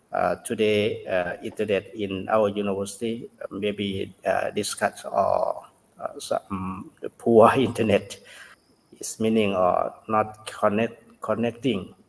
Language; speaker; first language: English; non-native, learner; Thai